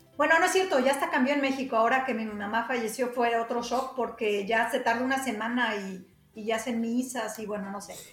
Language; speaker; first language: Spanish; native; Spanish